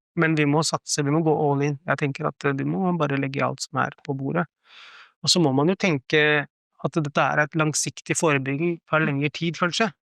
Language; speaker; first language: Norwegian; early bilingual, other home language; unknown